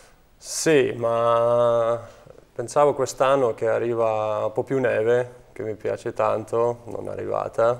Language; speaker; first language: Italian; non-native, fluent; Czech